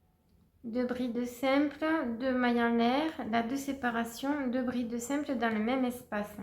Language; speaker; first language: French; native; French